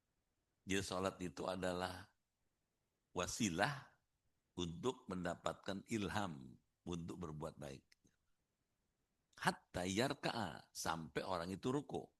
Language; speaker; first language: Indonesian; native; Indonesian